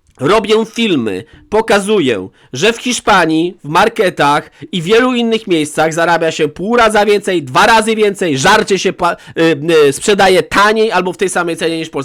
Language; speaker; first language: Polish; native; Polish